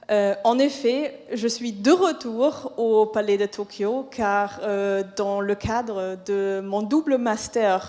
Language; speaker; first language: French; non-native, fluent; German